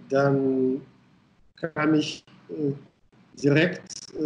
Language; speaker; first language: German; non-native, fluent; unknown